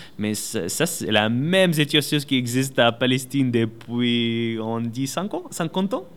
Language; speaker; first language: French; non-native, learner; Arabic